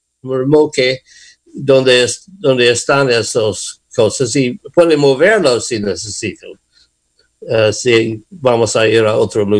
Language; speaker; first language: Spanish; non-native, learner; English